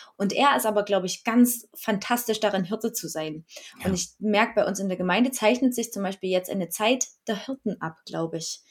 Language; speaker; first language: German; native; German